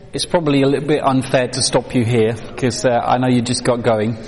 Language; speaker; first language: English; non-native, fluent; Dutch